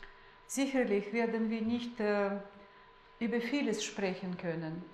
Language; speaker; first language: German; non-native, fluent; Russian